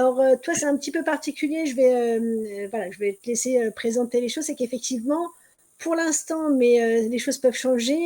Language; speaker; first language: French; native; French